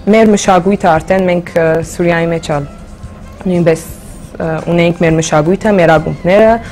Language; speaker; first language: Armenian; early bilingual, heritage; Armenian